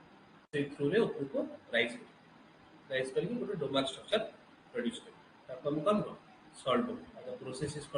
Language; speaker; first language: Hindi; non-native, local second language; Odia